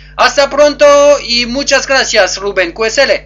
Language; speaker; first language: Spanish; non-native, learner; French